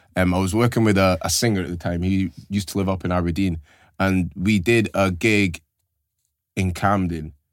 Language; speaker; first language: English; native; English